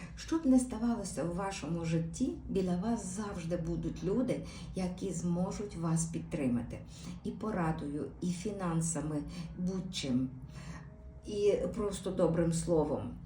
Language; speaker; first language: Ukrainian; native; Ukrainian